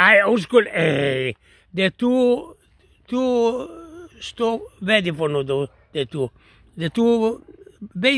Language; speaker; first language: Danish; non-native, learner; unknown